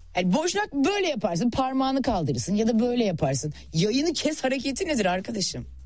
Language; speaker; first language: Turkish; native; Turkish